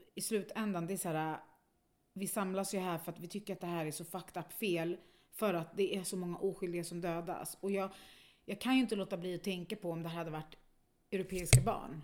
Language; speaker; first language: Swedish; native; Swedish